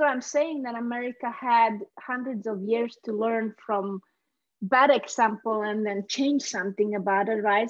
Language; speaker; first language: English; non-native, fluent; Hungarian